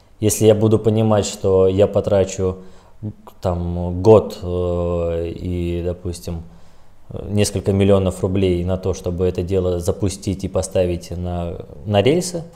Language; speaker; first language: Russian; native; Russian